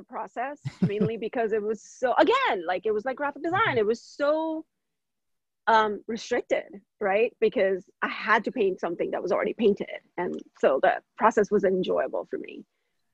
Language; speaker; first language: English; non-native, local second language; Gujarati